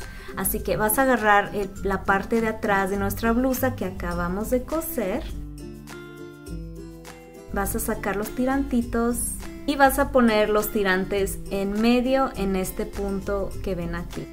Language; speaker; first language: Spanish; native; Spanish